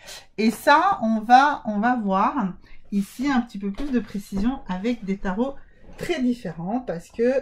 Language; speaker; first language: French; native; French